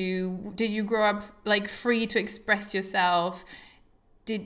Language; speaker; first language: English; non-native, fluent; German